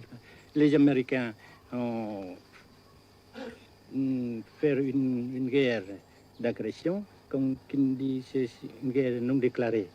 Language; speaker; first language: French; non-native, fluent; Vietnamese